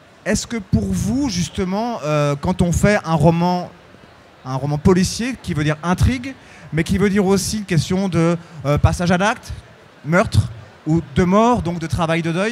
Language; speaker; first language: French; native; French